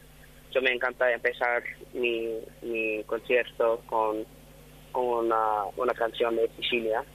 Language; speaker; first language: Spanish; non-native, fluent; English